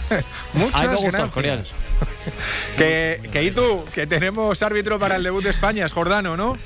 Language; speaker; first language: Spanish; native; Spanish